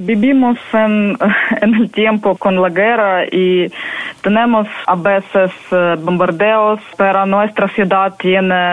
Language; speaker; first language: Spanish; non-native, fluent; Ukrainian